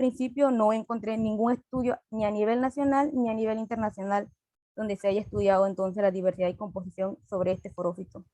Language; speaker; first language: Spanish; native; Spanish